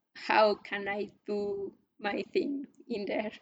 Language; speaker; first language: English; non-native, fluent; Spanish